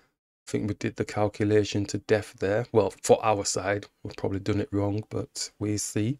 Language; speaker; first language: English; native; English